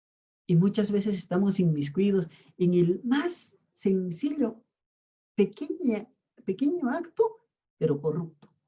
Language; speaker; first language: Spanish; native; Spanish